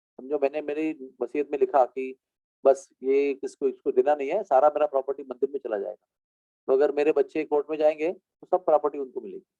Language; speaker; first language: Hindi; non-native, local second language; Marathi